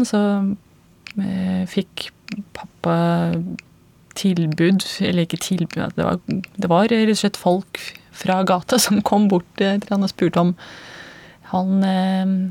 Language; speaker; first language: Norwegian; non-native, fluent; Russian